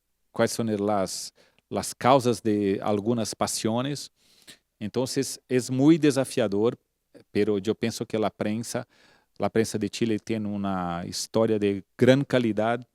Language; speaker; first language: Spanish; non-native, fluent; Portuguese